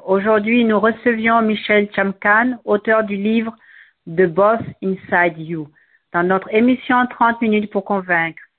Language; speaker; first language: French; non-native, local second language; Bambara